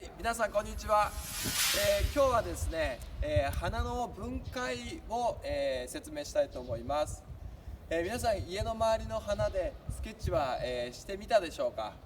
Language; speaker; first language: Japanese; native; Japanese